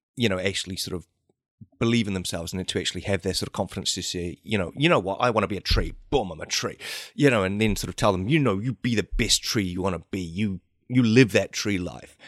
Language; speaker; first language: English; native; English